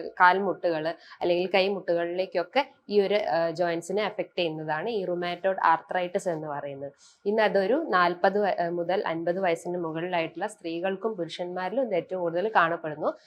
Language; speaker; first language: Malayalam; native; Malayalam